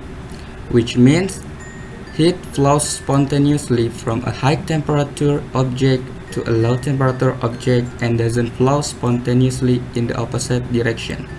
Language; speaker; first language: English; non-native, learner; Indonesian